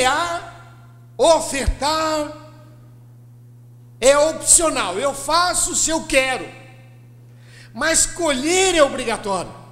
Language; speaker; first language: Portuguese; native; Portuguese